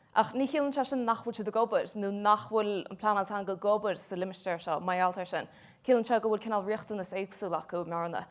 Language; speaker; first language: Irish; native; Irish